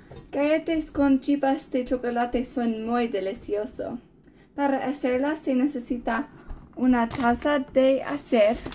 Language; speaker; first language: Spanish; non-native, learner; English